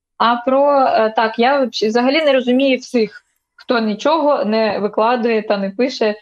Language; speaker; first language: Ukrainian; non-native, local second language; Russian